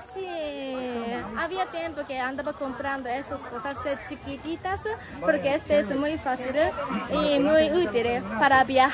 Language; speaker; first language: Spanish; non-native, learner; Japanese